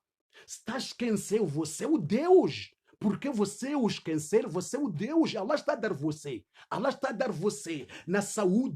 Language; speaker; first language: Portuguese; non-native, learner; Swahili